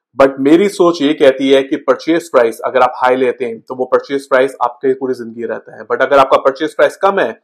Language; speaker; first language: Hindi; native; Hindi